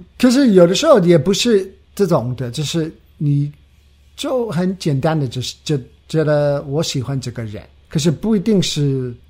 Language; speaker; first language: Chinese; non-native, fluent; English